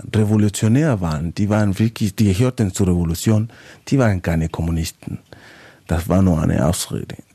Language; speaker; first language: German; non-native, fluent; Spanish